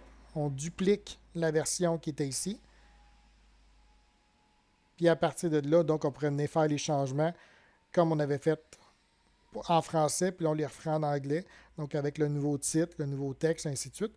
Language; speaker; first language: French; native; French